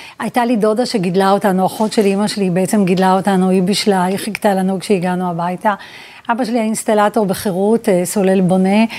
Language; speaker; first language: Hebrew; early bilingual, other home language; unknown